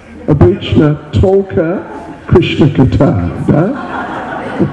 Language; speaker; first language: Russian; non-native, learner; English